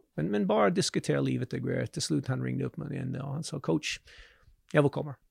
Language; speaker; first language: Swedish; non-native, fluent; English